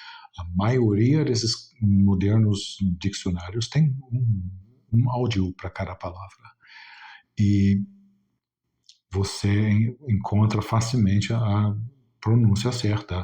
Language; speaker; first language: Portuguese; non-native, fluent; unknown